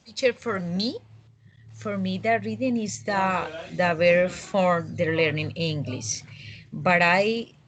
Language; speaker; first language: English; non-native, learner; Spanish